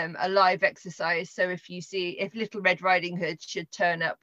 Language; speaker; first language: English; native; English